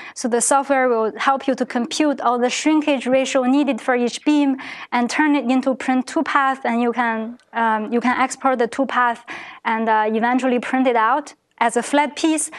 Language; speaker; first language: English; non-native, fluent; Chinese